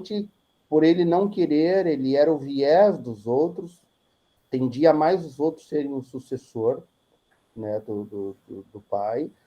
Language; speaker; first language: Portuguese; native; Portuguese